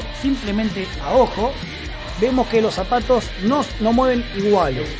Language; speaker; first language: Spanish; native; Spanish